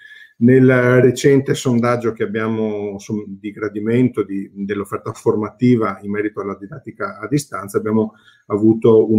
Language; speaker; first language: Italian; native; Italian